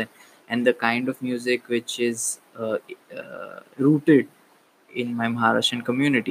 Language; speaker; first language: English; non-native, local second language; Marathi